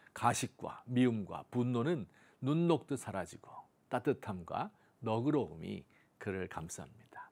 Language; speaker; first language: Korean; native; Korean